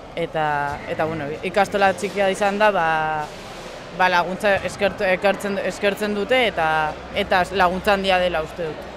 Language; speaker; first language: Basque; non-native, local second language; Spanish